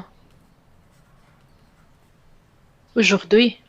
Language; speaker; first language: French; non-native, learner; Portuguese